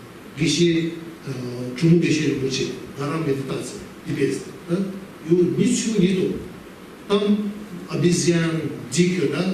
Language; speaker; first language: Russian; non-native, learner; Tibetan